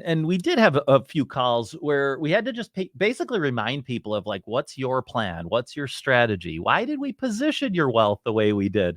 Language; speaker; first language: English; native; English